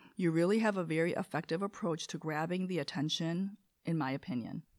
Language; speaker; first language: English; early bilingual, other home language; Korean